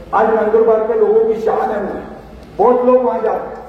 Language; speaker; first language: Hindi; non-native, local second language; Marathi